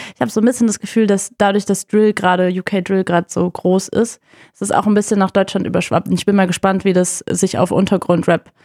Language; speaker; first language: German; native; German